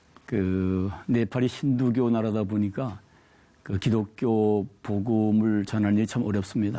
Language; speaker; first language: Korean; native; Korean